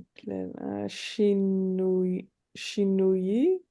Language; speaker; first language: Hebrew; non-native, learner; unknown